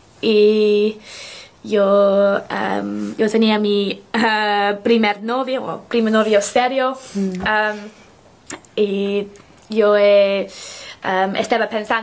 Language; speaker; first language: Spanish; non-native, learner; English